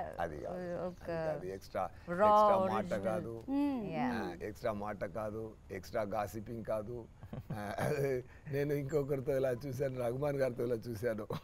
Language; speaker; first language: Telugu; non-native, local second language; Tamil